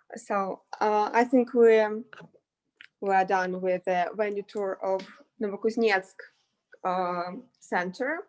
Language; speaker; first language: English; non-native, fluent; Russian